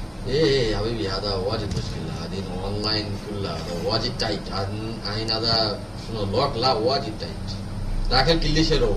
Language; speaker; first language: Arabic; non-native, learner; Bangla